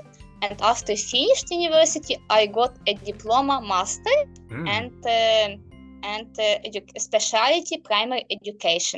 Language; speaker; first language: English; non-native, learner; Ukrainian